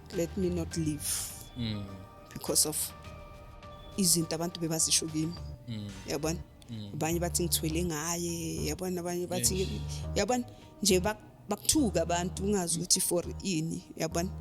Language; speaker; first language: Zulu; native; Zulu